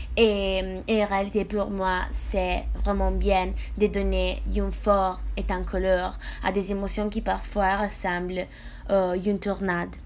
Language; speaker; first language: French; non-native, fluent; Italian